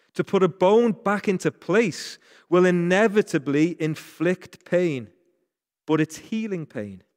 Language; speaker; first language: English; native; English